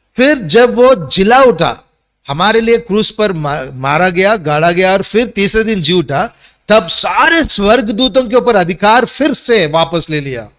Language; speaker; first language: Hindi; non-native, local second language; Telugu